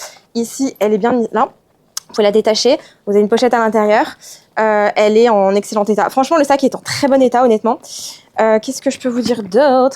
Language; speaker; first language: French; native; French